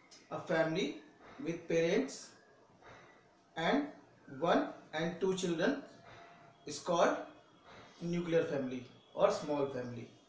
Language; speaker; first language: English; non-native, local second language; Hindi